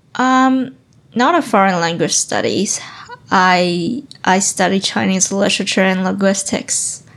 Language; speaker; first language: English; non-native, fluent; Chinese